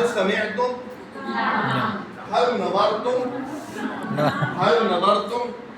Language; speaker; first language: Arabic; non-native, fluent; Urdu